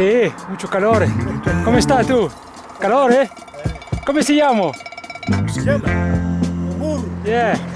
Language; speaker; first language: Spanish; non-native, learner; French